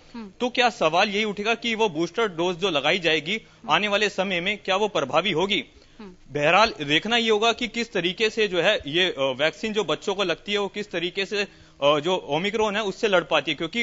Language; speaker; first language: Hindi; native; Hindi